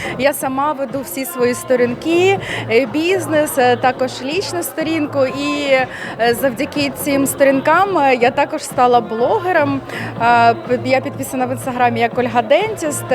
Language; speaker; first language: Ukrainian; non-native, local second language; Russian